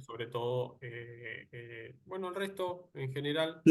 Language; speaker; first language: Spanish; native; Spanish